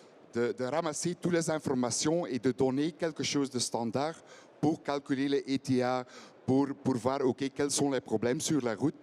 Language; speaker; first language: French; non-native, fluent; Dutch